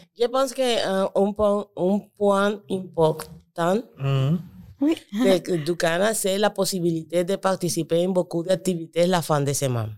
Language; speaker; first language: French; non-native, learner; Spanish